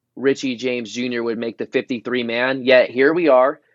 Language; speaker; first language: English; native; English